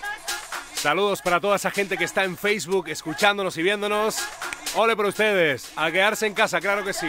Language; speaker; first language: Spanish; native; Spanish